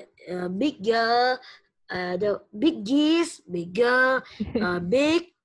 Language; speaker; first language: English; non-native, learner; Vietnamese